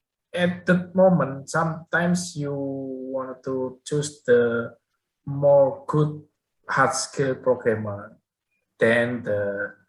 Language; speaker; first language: English; non-native, learner; Indonesian